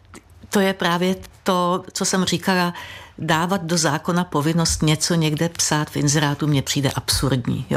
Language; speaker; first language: Czech; native; Czech